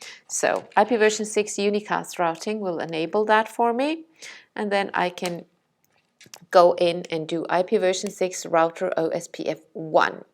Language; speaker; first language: English; non-native, fluent; Danish